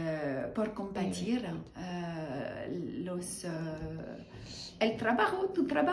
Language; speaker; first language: Spanish; non-native, learner; French